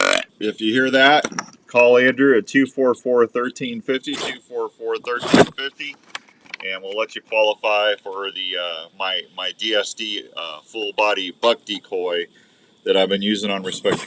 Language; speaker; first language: English; native; English